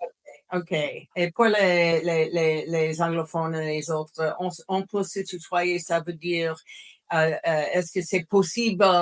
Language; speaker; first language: French; non-native, fluent; English